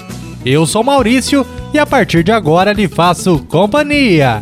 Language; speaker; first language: Portuguese; native; Portuguese